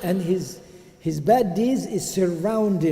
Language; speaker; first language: English; non-native, fluent; Arabic